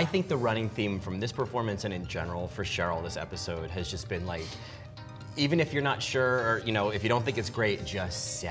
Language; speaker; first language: English; native; English